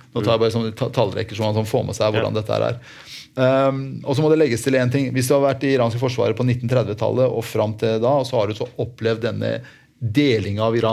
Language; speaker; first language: Norwegian; early bilingual, other home language; Persian